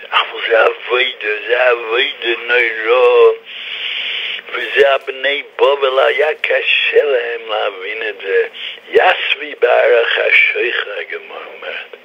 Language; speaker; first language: Hebrew; non-native, fluent; English